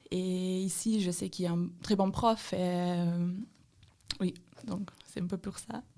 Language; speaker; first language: French; non-native, fluent; German